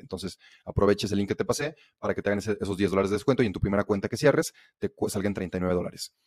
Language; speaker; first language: Spanish; native; Spanish